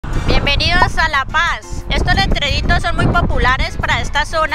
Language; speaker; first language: Spanish; native; Spanish